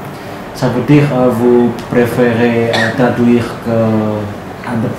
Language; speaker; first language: French; non-native, learner; Indonesian